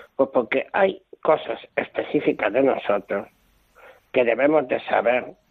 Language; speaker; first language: Spanish; native; Spanish